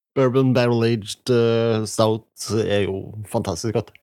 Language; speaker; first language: Norwegian; native; Norwegian